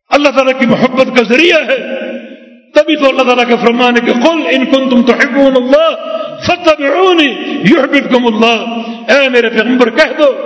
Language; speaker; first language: Urdu; native; Urdu